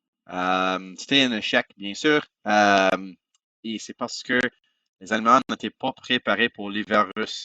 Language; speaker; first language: French; non-native, local second language; English